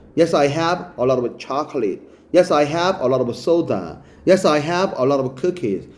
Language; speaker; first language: English; non-native, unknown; Korean